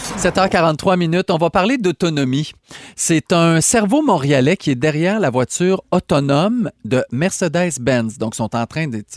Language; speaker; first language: French; native; French